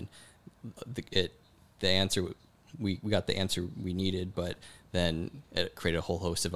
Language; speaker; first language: English; native; English